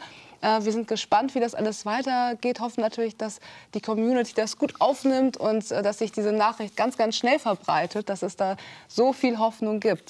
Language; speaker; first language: German; native; German